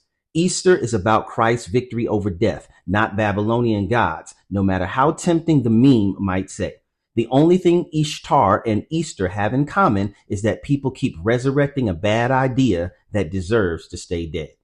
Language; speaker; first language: English; native; English